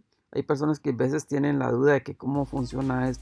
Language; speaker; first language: Spanish; native; Spanish